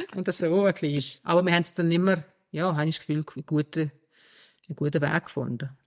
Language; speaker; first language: German; non-native, fluent; Danish